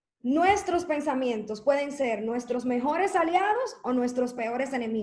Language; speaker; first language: Spanish; native; Spanish